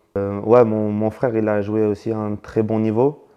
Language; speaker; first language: French; native; French